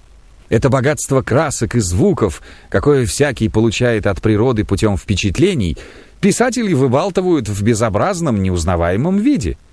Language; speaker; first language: Russian; native; Russian